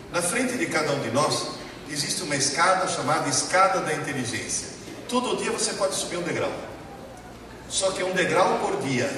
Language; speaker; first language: Portuguese; early bilingual, other home language; Italian